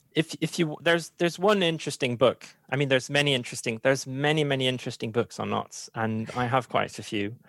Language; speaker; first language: English; non-native, fluent; German